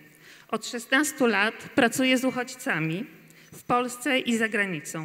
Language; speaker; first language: Polish; native; Polish